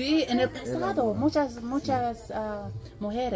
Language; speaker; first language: Spanish; non-native, learner; English